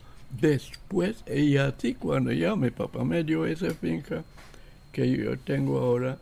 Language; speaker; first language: Spanish; non-native, local second language; English